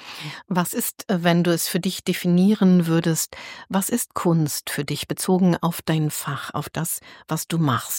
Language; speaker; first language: German; native; German